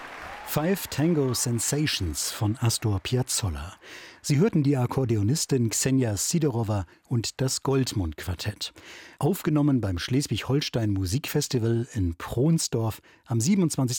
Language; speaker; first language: German; native; German